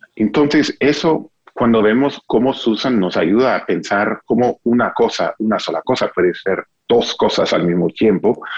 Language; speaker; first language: Spanish; non-native, fluent; English